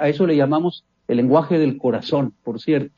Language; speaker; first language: Spanish; native; Spanish